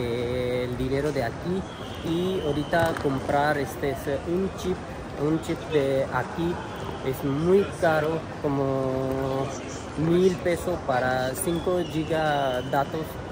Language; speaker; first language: Spanish; non-native, learner; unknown